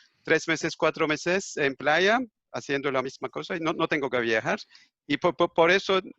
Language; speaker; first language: Spanish; non-native, fluent; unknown